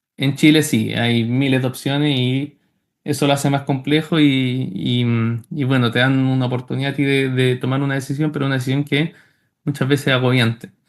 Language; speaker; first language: Spanish; native; Spanish